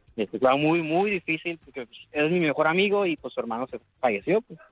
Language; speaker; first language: Spanish; native; Spanish